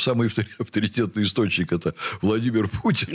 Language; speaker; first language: Russian; native; Russian